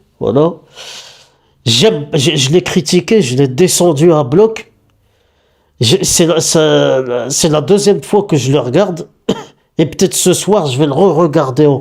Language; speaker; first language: French; native; French